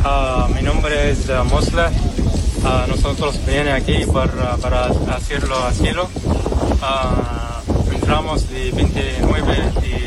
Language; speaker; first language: Spanish; non-native, learner; Arabic